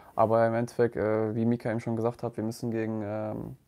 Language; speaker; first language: German; native; German